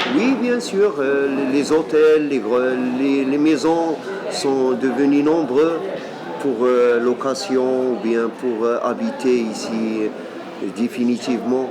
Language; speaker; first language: French; non-native, local second language; Arabic